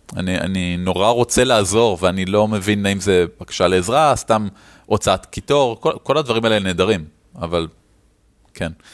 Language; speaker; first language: Hebrew; native; Hebrew